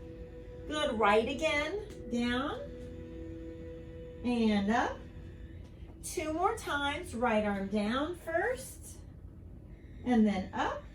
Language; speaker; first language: English; native; English